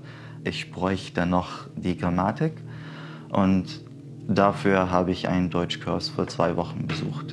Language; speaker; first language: German; non-native, fluent; Arabic